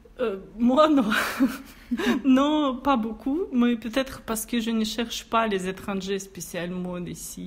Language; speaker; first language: French; non-native, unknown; Russian